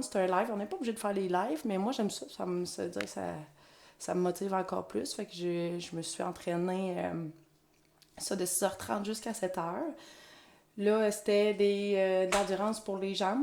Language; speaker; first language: French; native; French